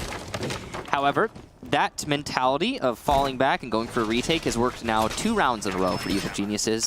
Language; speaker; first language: English; native; English